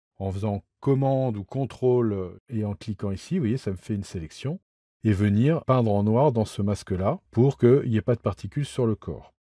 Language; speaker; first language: French; native; French